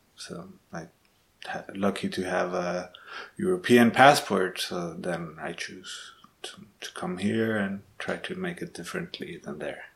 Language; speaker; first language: English; non-native, learner; Spanish